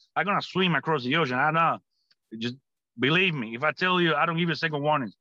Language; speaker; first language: English; non-native, fluent; Spanish